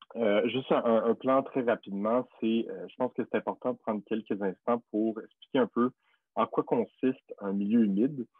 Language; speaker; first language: French; native; French